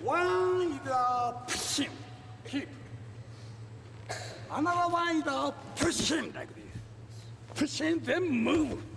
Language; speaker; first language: English; non-native, learner; Japanese